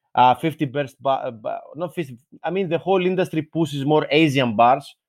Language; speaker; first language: English; non-native, fluent; Greek